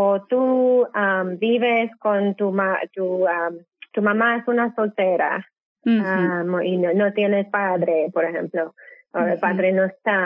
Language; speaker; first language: Spanish; non-native, fluent; English